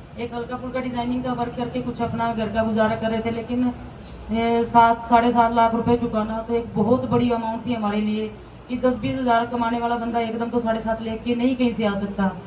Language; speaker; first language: Hindi; non-native, local second language; Punjabi